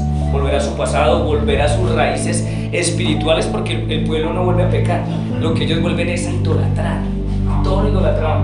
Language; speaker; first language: Spanish; native; Spanish